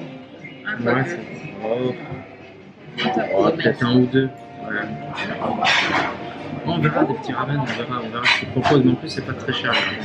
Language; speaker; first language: French; native; French